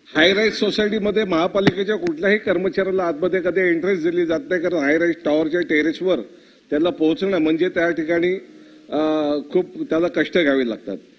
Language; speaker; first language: Marathi; native; Marathi